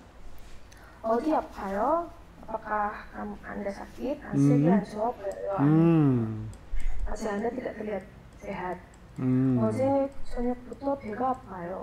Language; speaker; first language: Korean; non-native, learner; Indonesian